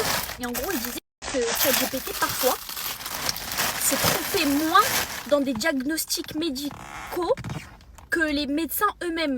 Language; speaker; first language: French; native; French